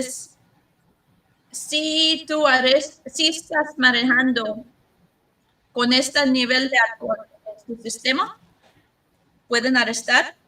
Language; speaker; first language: Spanish; non-native, learner; English